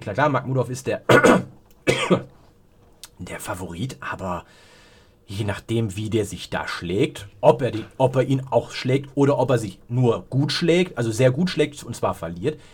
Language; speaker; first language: German; native; German